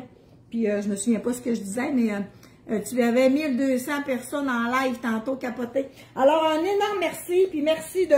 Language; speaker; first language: French; native; French